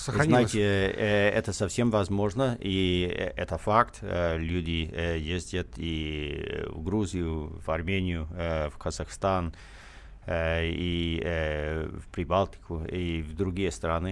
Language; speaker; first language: Russian; non-native, fluent; English